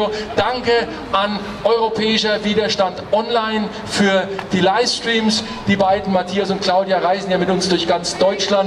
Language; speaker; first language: German; native; German